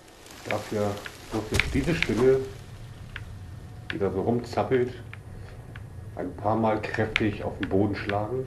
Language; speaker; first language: German; native; German